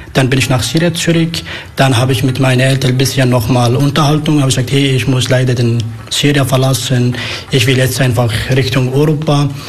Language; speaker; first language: German; non-native, learner; Arabic